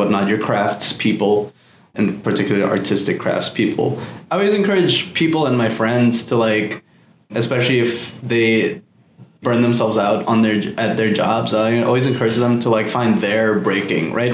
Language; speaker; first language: English; non-native, local second language; Filipino